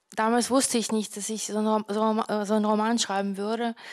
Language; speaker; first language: German; non-native, fluent; Ukrainian